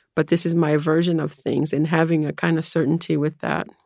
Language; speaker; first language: English; early bilingual, other home language; Haitian Creole